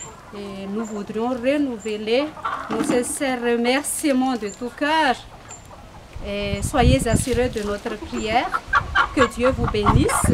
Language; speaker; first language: French; non-native, local second language; Malagasy